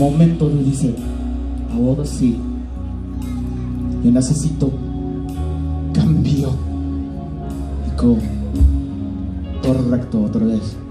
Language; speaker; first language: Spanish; non-native, learner; English